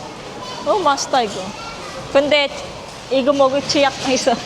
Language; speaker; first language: Korean; non-native, learner; Filipino